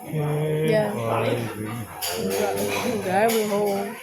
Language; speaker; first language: English; non-native, local second language; Filipino